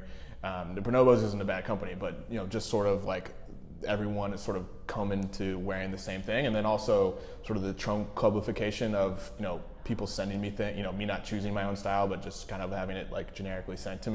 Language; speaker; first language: English; native; English